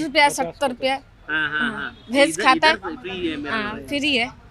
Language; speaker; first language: Hindi; non-native, local second language; Bangla